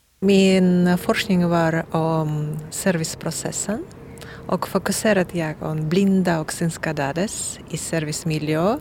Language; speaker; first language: Swedish; non-native, learner; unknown